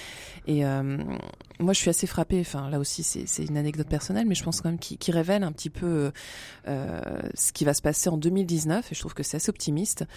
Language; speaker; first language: French; native; French